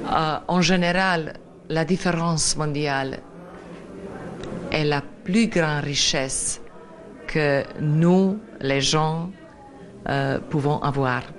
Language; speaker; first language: French; non-native, fluent; Serbian